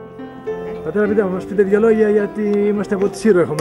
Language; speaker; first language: Greek; native; Greek